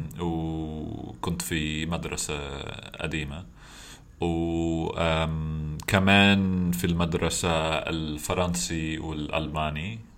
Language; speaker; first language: Arabic; non-native, fluent; English